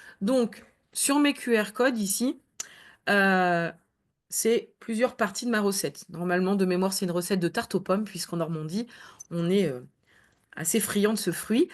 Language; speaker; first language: French; native; French